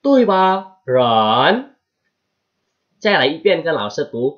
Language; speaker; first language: Chinese; non-native, fluent; Indonesian